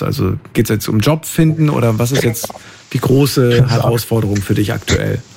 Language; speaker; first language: German; native; German